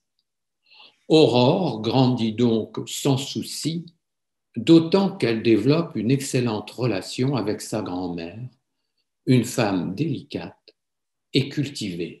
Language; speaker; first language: French; native; French